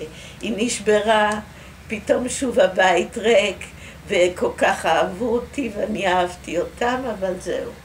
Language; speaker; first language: Hebrew; early bilingual, other home language; Dutch